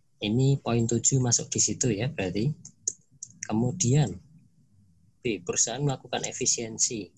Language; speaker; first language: Indonesian; non-native, local second language; Javanese